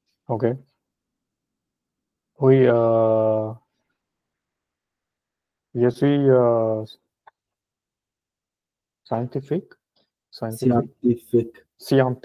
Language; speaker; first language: French; non-native, learner; Punjabi